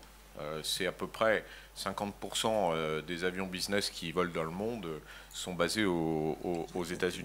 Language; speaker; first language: French; native; French